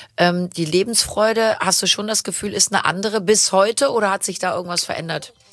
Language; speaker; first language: German; native; German